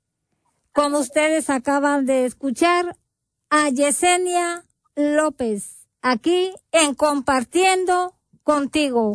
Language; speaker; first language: Spanish; native; Spanish